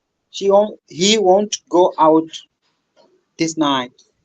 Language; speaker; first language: English; non-native, local second language; Bangla